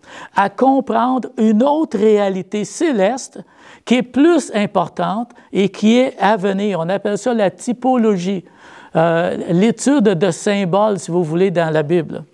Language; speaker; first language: French; native; French